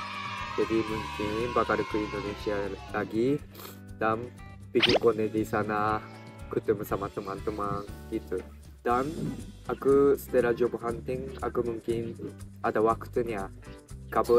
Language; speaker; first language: Indonesian; non-native, fluent; Japanese